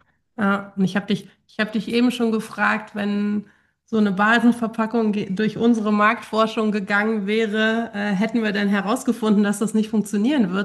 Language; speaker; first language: German; native; German